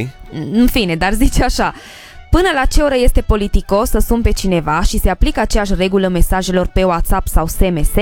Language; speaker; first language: Romanian; native; Romanian